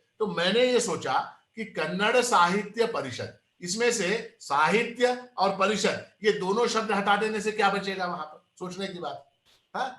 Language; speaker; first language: Hindi; non-native, local second language; Kannada